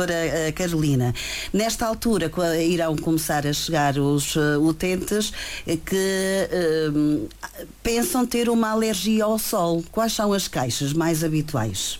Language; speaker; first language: Portuguese; native; Portuguese